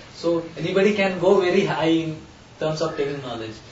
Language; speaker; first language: English; non-native, local second language; Hindi